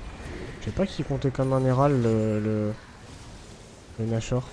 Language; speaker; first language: French; native; French